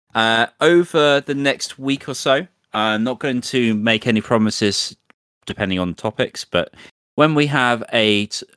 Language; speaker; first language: English; native; English